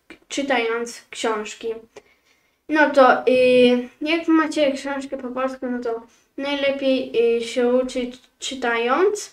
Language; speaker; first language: Polish; early bilingual, heritage; Polish